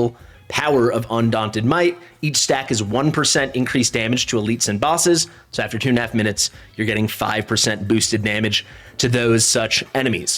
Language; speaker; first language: English; native; English